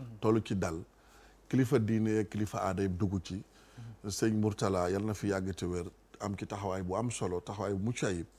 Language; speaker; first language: Wolof; non-native, local second language; Serer